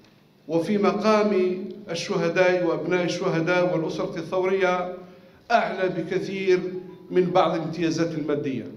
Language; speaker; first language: Arabic; native; Arabic